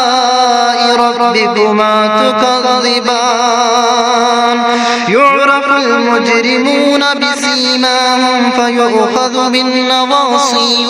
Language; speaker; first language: Arabic; native; Arabic